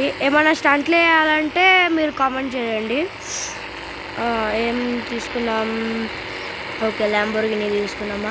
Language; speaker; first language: Telugu; native; Telugu